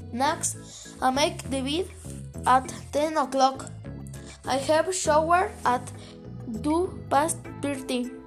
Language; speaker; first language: English; non-native, learner; Spanish